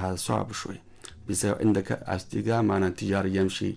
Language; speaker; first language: Arabic; non-native, learner; Chinese